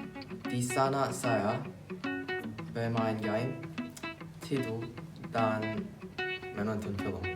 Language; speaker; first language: Indonesian; non-native, learner; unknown